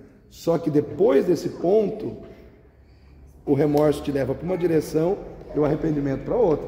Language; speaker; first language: Portuguese; native; Portuguese